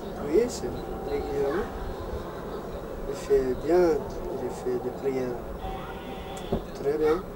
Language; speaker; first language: French; non-native, learner; Arabic